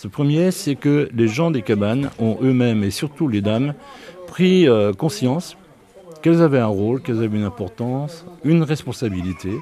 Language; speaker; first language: French; native; French